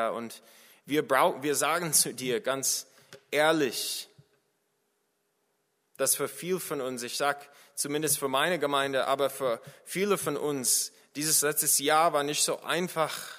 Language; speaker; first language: German; non-native, fluent; English